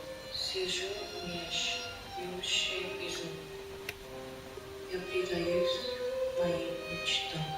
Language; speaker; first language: Russian; non-native, learner; English